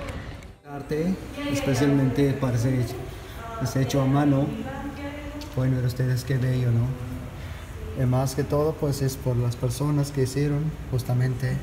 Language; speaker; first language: Spanish; non-native, fluent; Urdu